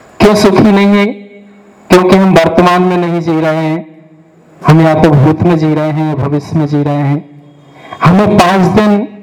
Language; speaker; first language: Hindi; native; Hindi